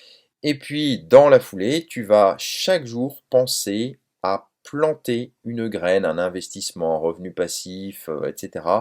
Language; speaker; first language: French; native; French